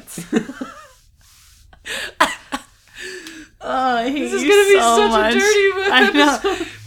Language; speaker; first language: English; native; English